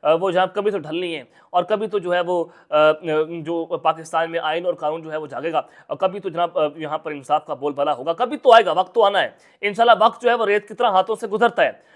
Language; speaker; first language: Urdu; non-native, local second language; Punjabi